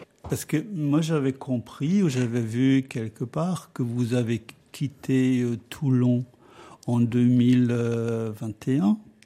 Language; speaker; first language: French; native; French